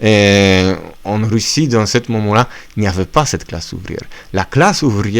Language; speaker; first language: French; non-native, learner; Polish